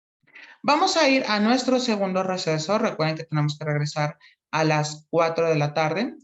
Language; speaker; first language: Spanish; native; Spanish